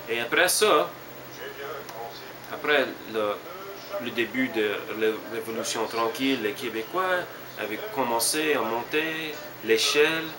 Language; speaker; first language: French; non-native, learner; English